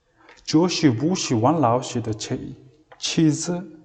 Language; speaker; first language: Chinese; non-native, learner; Mongolian